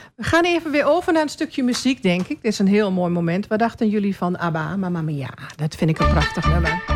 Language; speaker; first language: Dutch; native; Dutch